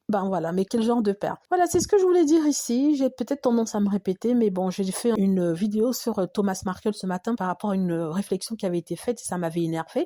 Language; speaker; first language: French; native; French